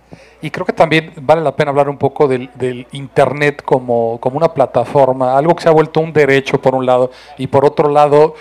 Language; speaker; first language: Spanish; native; Spanish